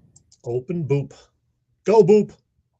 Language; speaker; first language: English; native; English